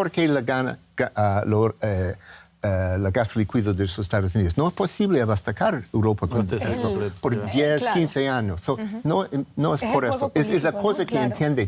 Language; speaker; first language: Spanish; non-native, learner; English